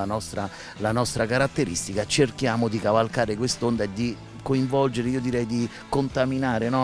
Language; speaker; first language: Italian; native; Italian